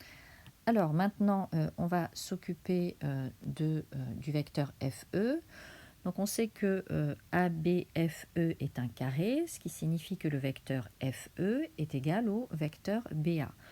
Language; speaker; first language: French; native; French